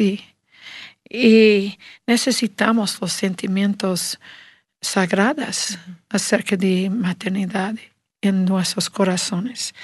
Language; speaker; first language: Spanish; non-native, learner; English